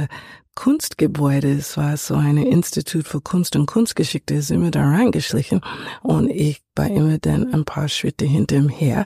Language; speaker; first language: German; non-native, fluent; English